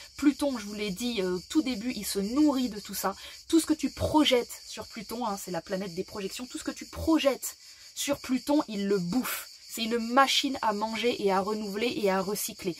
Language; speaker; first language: French; native; French